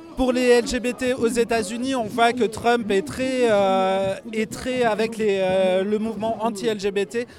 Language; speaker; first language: French; native; French